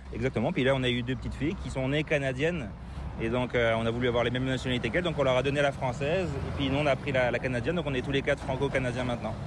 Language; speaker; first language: French; native; French